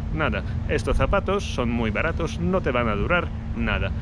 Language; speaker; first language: Spanish; non-native, fluent; Polish